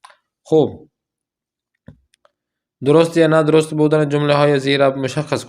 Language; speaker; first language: Persian; non-native, fluent; Urdu